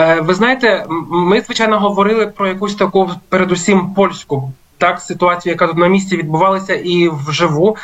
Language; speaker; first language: Ukrainian; native; Ukrainian